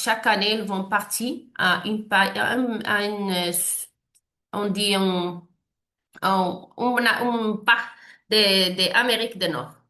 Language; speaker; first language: French; non-native, learner; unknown